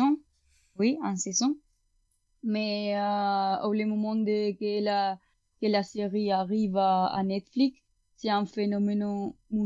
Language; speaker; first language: French; non-native, learner; Spanish